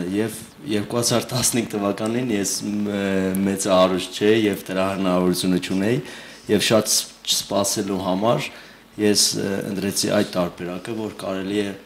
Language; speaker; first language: Armenian; early bilingual, heritage; Armenian